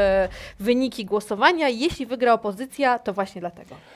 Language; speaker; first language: Polish; native; Polish